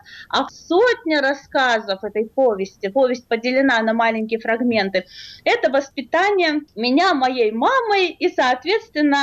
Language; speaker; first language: Russian; native; Russian